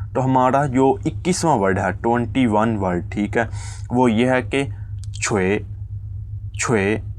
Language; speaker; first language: Urdu; native; Urdu